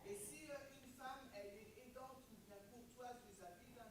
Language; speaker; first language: French; native; French